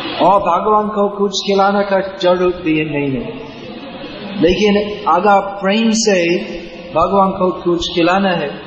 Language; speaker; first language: Hindi; non-native, learner; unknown